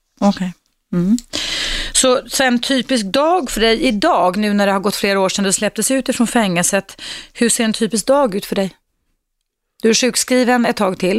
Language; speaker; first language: Swedish; native; Swedish